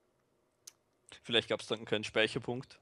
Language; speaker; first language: German; native; German